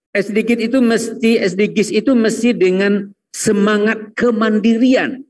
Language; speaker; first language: Indonesian; non-native, local second language; Minangkabau